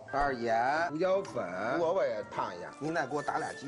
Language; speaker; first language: Chinese; native; Chinese